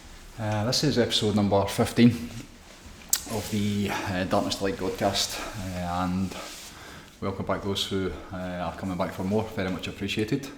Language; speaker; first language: English; native; English